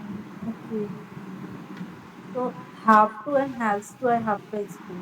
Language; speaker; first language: English; non-native, learner; Hindi